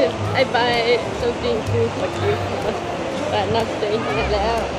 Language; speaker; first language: English; non-native, learner; Thai